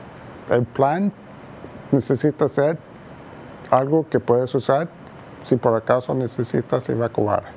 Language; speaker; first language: Spanish; non-native, fluent; English